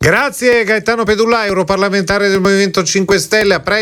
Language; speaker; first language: Italian; native; Italian